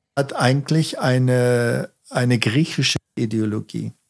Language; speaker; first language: German; early bilingual, heritage; German